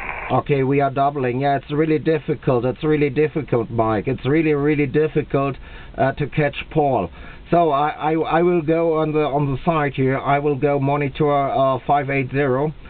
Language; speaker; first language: English; non-native, fluent; German